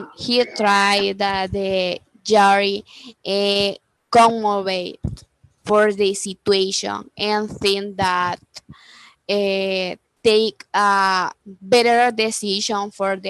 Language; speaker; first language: English; non-native, learner; Spanish